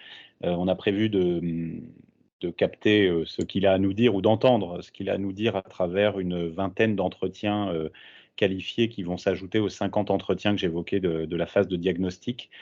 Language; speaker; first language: French; native; French